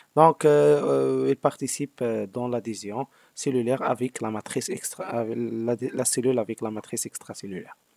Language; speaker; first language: French; non-native, local second language; Arabic